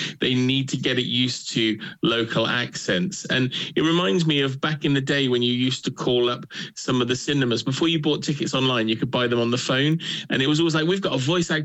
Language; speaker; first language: English; native; English